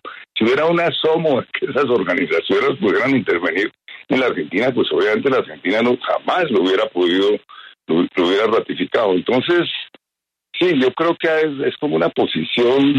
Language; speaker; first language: Spanish; native; Spanish